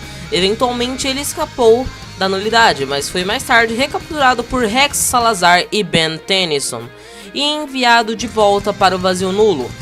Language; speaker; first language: Portuguese; native; Portuguese